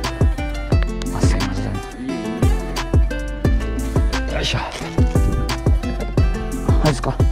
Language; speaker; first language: Japanese; non-native, learner; Filipino